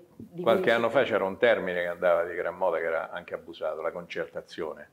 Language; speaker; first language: Italian; native; Italian